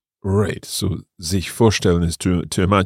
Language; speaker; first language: German; non-native, learner; English